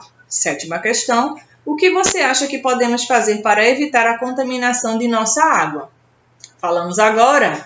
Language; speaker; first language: Portuguese; native; Portuguese